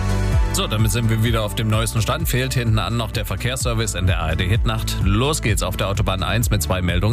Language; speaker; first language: German; native; German